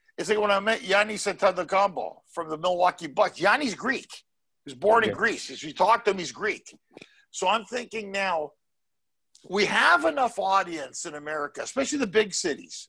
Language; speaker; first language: English; native; English